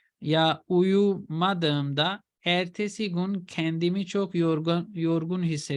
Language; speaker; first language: Turkish; non-native, fluent; Urdu